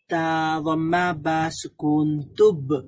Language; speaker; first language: Arabic; non-native, learner; Bangla